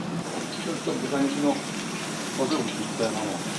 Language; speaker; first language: Japanese; native; Japanese